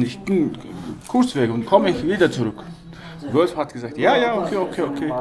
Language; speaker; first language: German; non-native, learner; Mongolian